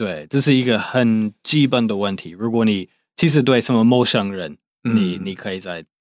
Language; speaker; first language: Chinese; non-native, fluent; English